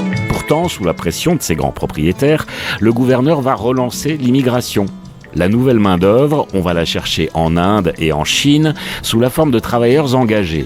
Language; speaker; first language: French; native; French